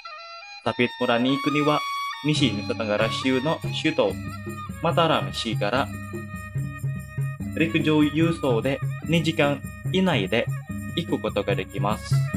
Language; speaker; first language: Japanese; non-native, fluent; Indonesian